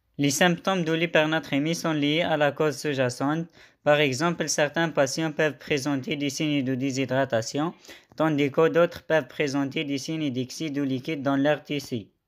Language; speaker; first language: French; non-native, local second language; Arabic